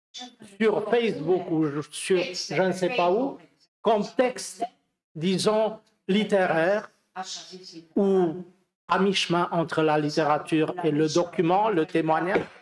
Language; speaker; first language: French; non-native, fluent; Romanian